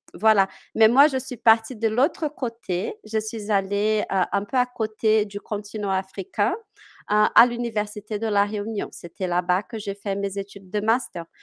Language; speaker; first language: French; non-native, fluent; Portuguese